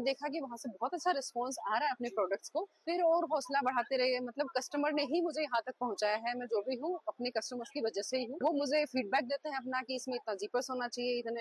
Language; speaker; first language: Hindi; native; Hindi